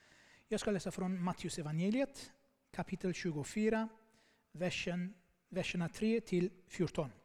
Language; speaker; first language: Swedish; non-native, fluent; Armenian